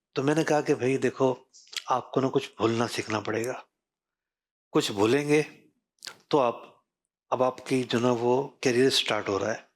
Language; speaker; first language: Urdu; non-native, local second language; Sindhi